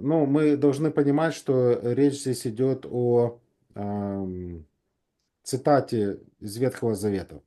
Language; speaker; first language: Russian; native; Russian